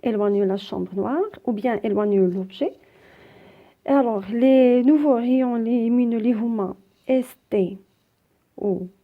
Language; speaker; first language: French; non-native, local second language; Arabic